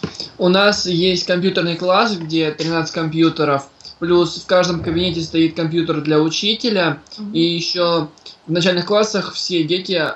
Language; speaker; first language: Russian; native; Russian